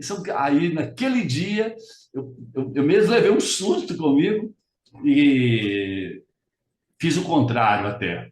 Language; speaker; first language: Portuguese; native; Portuguese